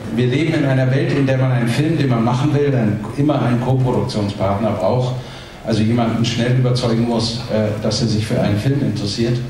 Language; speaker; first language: German; native; German